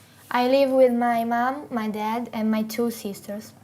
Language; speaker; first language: English; non-native, learner; Italian